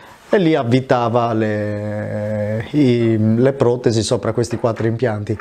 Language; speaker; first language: Italian; native; Italian